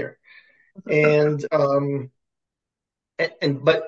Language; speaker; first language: English; early bilingual, other home language; Russian